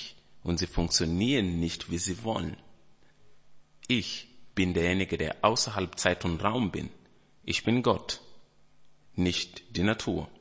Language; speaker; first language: German; non-native, fluent; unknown